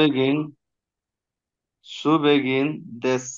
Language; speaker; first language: German; non-native, learner; Bangla